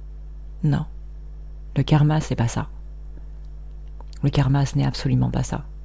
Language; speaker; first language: French; native; French